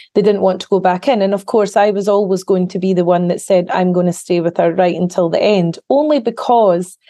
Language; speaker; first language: English; native; English